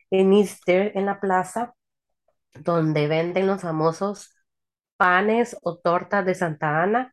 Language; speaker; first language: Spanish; early bilingual, heritage; Spanish